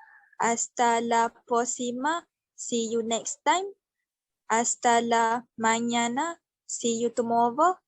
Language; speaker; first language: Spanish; non-native, learner; Malay